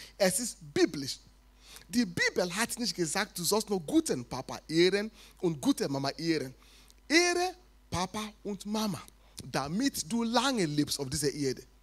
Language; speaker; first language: German; non-native, fluent; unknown